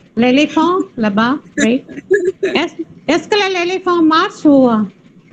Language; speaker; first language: French; non-native, fluent; Tamil